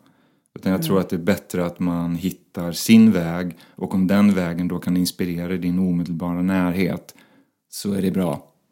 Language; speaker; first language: Swedish; native; Swedish